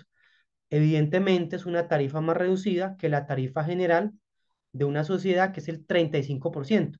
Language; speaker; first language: Spanish; native; Spanish